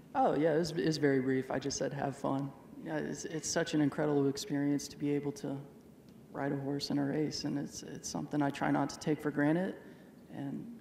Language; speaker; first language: English; native; English